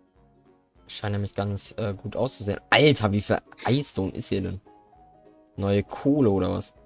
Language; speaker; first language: German; native; German